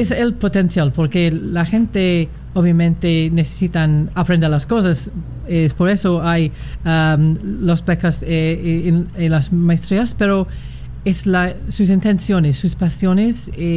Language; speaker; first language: Spanish; non-native, fluent; English